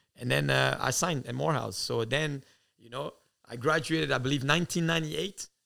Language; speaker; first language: English; early bilingual, other home language; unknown